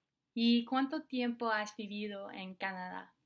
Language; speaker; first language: Spanish; non-native, fluent; English